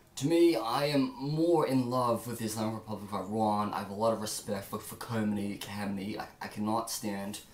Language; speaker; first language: English; native; English